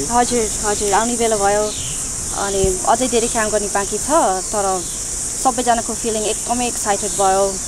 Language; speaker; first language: Nepali; non-native, fluent; English